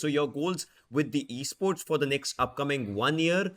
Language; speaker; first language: English; non-native, local second language; Hindi